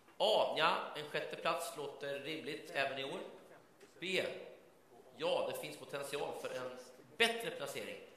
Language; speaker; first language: Swedish; native; Swedish